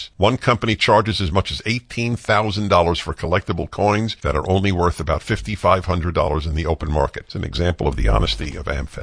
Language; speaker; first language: English; native; English